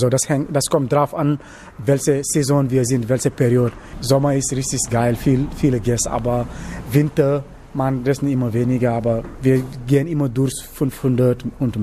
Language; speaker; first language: German; non-native, fluent; Wolof